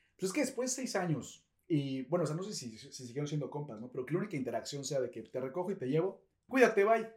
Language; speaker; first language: Spanish; native; Spanish